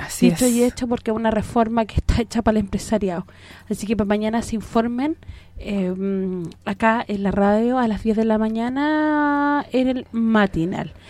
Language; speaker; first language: Spanish; native; Spanish